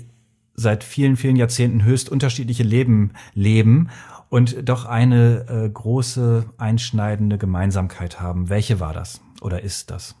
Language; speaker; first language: German; native; German